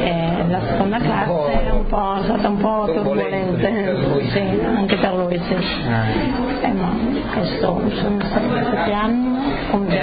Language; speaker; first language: Italian; native; Italian